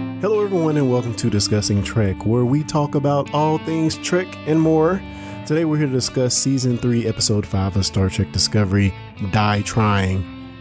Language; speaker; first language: English; native; English